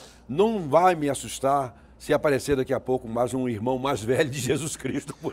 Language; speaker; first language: Portuguese; native; Portuguese